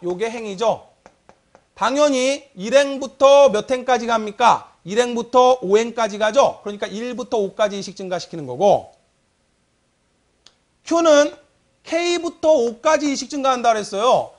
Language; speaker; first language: Korean; native; Korean